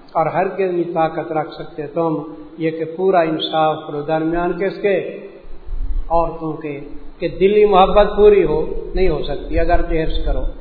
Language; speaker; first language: Urdu; non-native, local second language; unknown